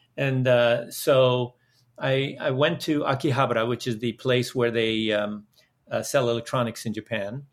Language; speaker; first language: English; early bilingual, other home language; Dutch